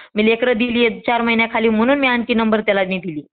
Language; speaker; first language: Marathi; native; Marathi